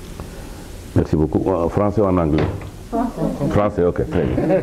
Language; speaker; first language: French; non-native, local second language; Wolof